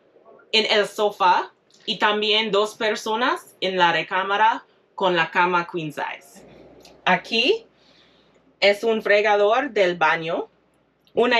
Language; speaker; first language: Spanish; non-native, fluent; English